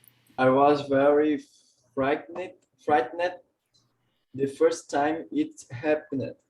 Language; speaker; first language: English; non-native, learner; Portuguese